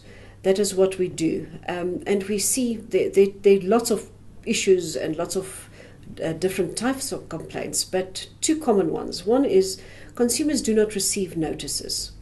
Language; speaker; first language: English; native; English